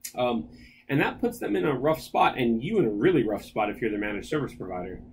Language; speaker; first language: English; native; English